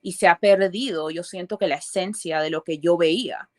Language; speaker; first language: Spanish; early bilingual, other home language; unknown